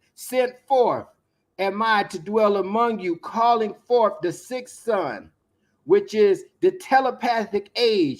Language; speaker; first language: English; native; English